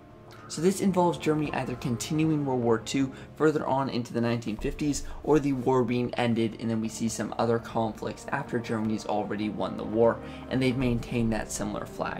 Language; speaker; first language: English; native; English